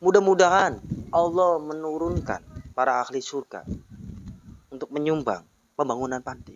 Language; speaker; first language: Indonesian; native; Indonesian